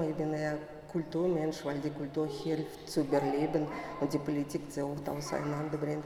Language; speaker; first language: German; non-native, fluent; Russian